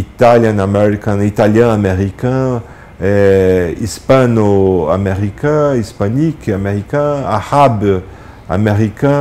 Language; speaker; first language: French; non-native, fluent; Portuguese